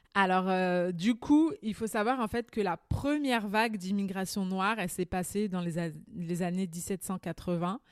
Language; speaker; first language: French; native; French